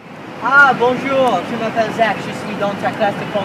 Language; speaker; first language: French; non-native, learner; English